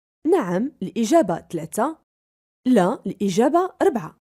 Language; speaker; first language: Arabic; native; Arabic